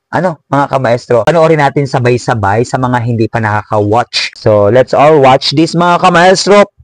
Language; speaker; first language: Filipino; non-native, local second language; Cebuano